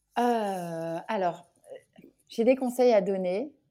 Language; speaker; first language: French; native; French